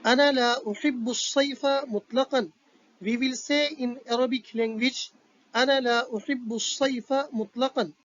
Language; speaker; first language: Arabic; non-native, fluent; Urdu